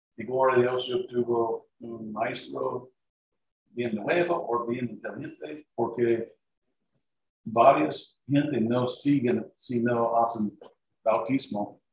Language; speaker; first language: Spanish; non-native, learner; English